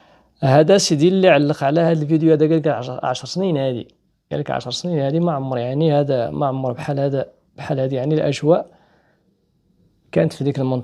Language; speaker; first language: Arabic; native; Arabic